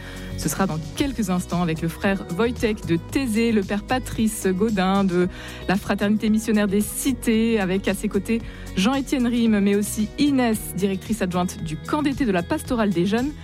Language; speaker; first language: French; native; French